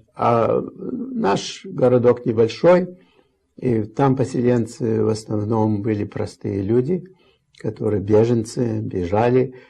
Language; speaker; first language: Russian; early bilingual, heritage; Russian